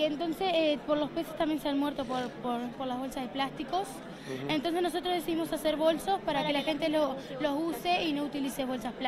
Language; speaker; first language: Spanish; native; Spanish